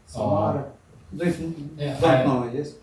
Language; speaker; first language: English; non-native, learner; Russian